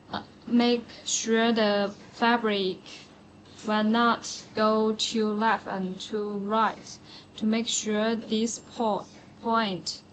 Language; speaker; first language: English; non-native, learner; Chinese